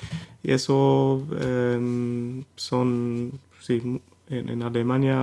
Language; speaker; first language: Spanish; non-native, fluent; German